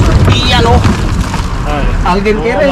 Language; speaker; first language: Spanish; non-native, learner; Filipino